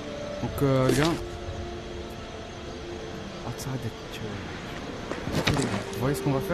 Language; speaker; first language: French; native; French